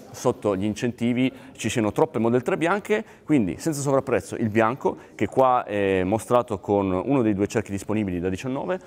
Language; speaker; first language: Italian; native; Italian